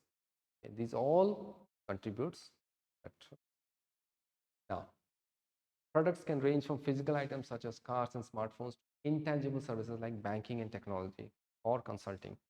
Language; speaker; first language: English; non-native, local second language; Odia